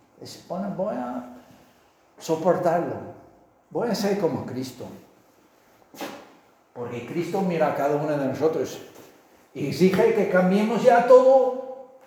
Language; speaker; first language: Spanish; non-native, fluent; English